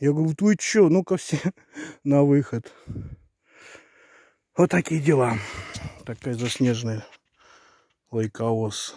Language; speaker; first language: Russian; native; Russian